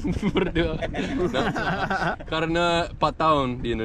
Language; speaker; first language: Indonesian; non-native, learner; English